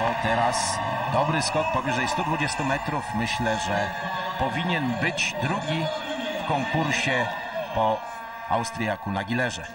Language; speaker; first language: Polish; native; Polish